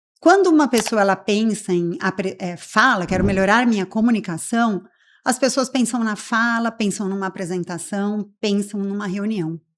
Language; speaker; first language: Portuguese; native; Portuguese